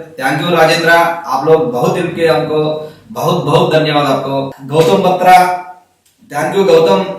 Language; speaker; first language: Hindi; non-native, local second language; Telugu